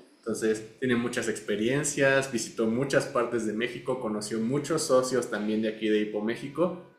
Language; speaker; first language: Spanish; native; Spanish